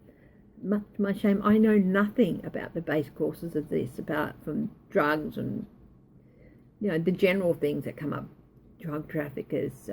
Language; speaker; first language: English; native; English